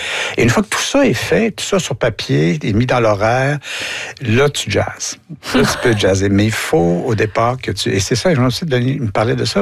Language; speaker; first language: French; native; French